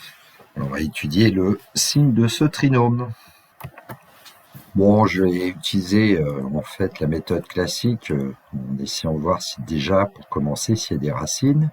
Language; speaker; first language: French; native; French